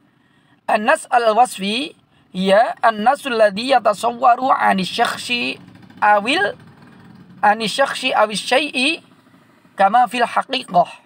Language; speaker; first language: Arabic; non-native, fluent; Indonesian